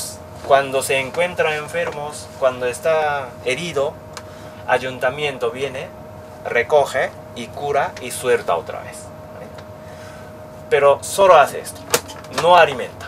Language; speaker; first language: Spanish; non-native, learner; Japanese